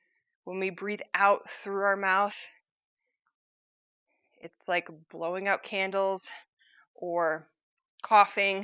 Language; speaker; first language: English; native; English